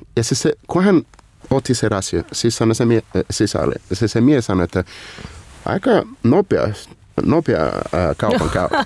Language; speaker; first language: Finnish; non-native, learner; Portuguese